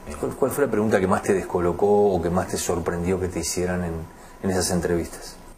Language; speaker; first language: Spanish; native; Spanish